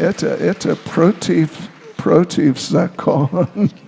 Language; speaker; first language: Russian; non-native, learner; English